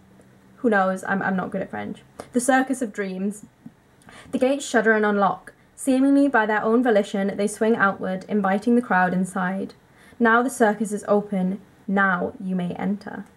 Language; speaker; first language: English; native; English